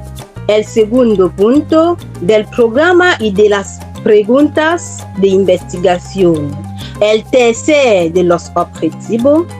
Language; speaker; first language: Spanish; non-native, fluent; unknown